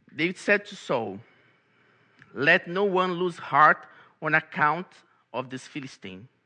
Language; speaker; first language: English; non-native, fluent; Portuguese